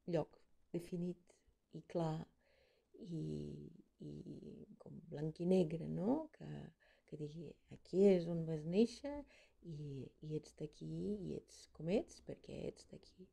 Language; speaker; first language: Catalan; non-native, fluent; German